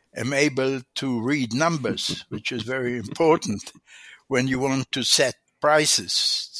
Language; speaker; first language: English; non-native, fluent; Hebrew